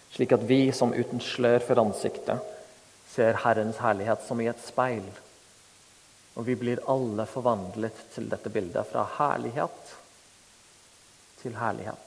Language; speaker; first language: Norwegian; non-native, fluent; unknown